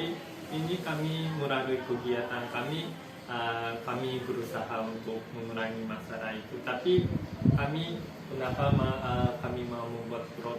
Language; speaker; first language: Indonesian; non-native, fluent; Japanese